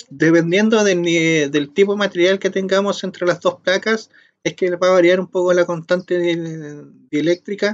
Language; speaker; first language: Spanish; native; Spanish